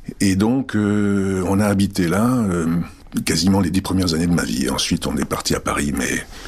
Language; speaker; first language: French; early bilingual, other home language; Czech